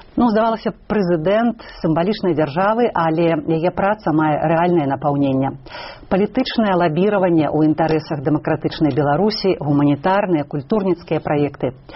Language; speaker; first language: Belarusian; native; Belarusian